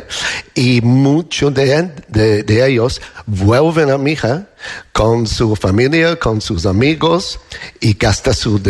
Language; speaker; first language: Spanish; non-native, learner; English